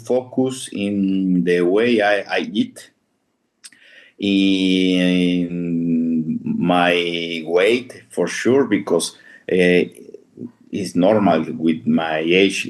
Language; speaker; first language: English; non-native, fluent; Spanish